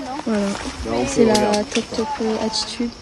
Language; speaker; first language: French; native; French